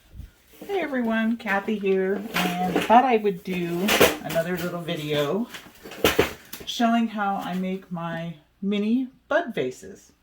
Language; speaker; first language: English; native; English